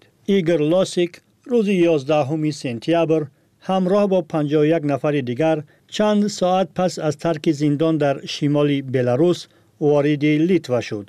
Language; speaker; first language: Persian; native; Persian